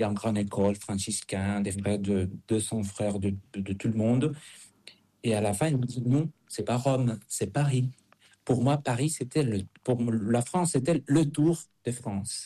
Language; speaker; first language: French; non-native, fluent; Spanish